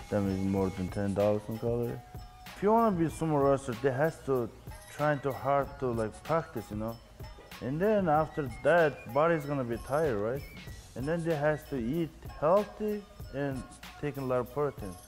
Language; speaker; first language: English; non-native, learner; Mongolian